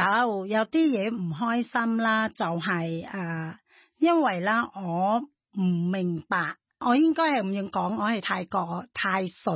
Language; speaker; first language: Chinese; non-native, fluent; Thai